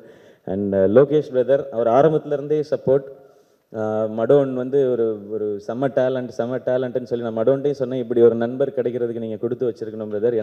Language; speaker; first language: Tamil; native; Tamil